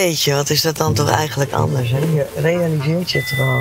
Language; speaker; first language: Dutch; native; Dutch